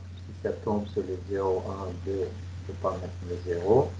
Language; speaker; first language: French; non-native, fluent; English